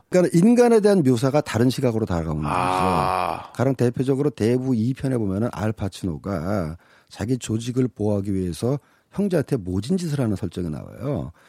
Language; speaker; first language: Korean; native; Korean